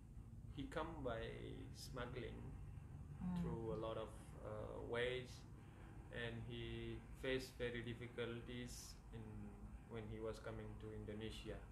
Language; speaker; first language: English; non-native, fluent; Hazaragi